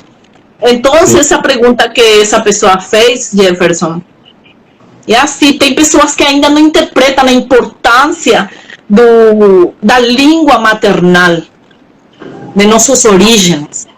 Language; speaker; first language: Portuguese; non-native, local second language; Spanish